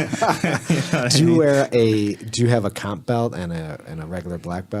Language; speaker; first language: English; native; English